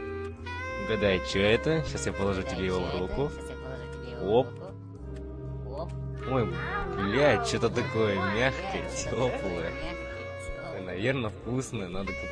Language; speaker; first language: Russian; native; Russian